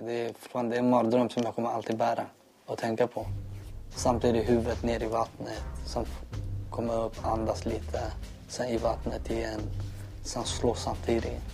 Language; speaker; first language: Swedish; non-native, local second language; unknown